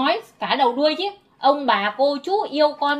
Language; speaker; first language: Vietnamese; native; Vietnamese